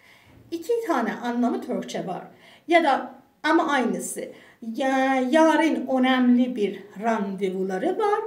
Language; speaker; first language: Turkish; non-native, fluent; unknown